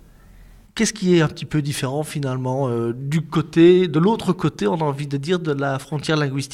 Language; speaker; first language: French; native; French